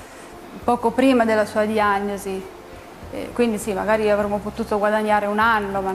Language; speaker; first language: Italian; native; Italian